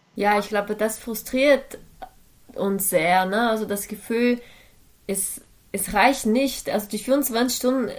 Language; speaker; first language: German; non-native, fluent; Portuguese